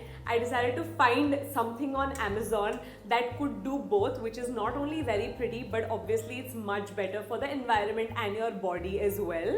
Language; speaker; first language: English; non-native, local second language; Hindi